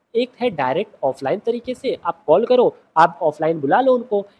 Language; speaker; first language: Hindi; native; Hindi